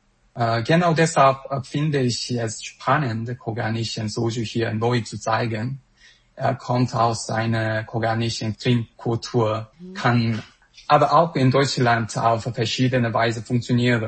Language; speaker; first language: German; non-native, fluent; Korean